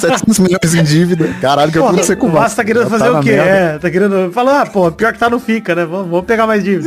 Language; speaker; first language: Portuguese; native; Portuguese